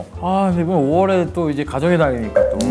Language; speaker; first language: Korean; native; Korean